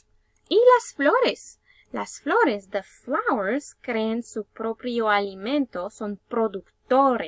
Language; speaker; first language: Spanish; early bilingual, heritage; Spanish